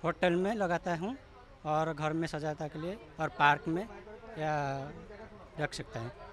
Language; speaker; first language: Hindi; non-native, local second language; Odia